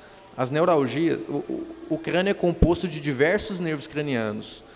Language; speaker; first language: Portuguese; native; Portuguese